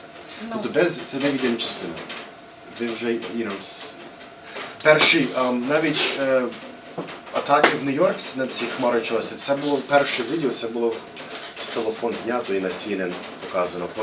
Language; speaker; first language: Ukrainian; early bilingual, heritage; English